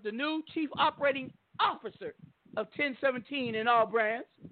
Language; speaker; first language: English; native; English